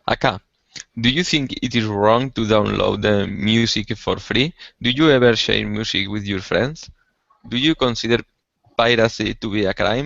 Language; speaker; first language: English; non-native, learner; Spanish